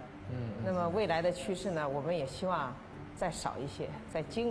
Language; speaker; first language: Chinese; native; Chinese